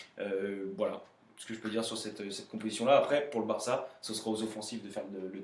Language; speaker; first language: French; native; French